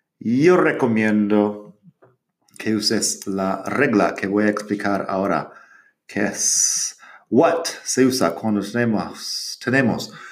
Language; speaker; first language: Spanish; non-native, fluent; English